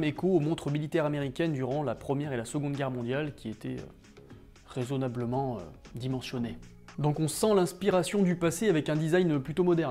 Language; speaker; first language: French; native; French